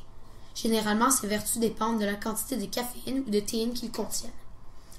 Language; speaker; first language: French; native; French